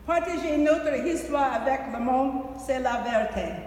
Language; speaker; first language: French; non-native, learner; English